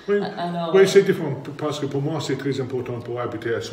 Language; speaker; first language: French; non-native, learner; English